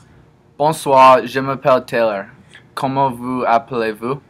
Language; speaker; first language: French; non-native, learner; English